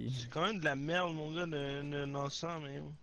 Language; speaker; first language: French; native; French